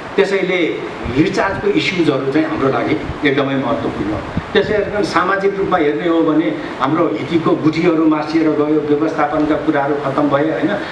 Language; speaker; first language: Nepali; non-native, local second language; Newari